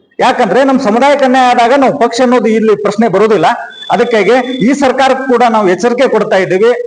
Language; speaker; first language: Kannada; non-native, local second language; Lambadi